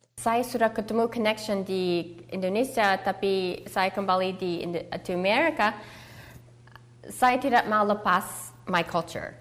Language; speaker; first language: Indonesian; early bilingual, heritage; English